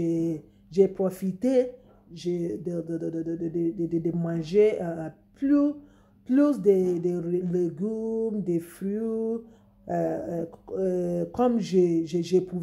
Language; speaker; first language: French; non-native, fluent; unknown